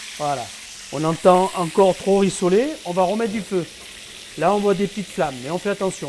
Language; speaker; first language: French; native; French